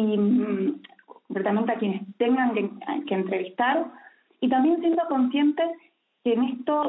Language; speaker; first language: Spanish; native; Spanish